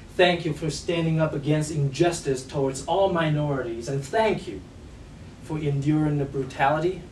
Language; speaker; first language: English; non-native, fluent; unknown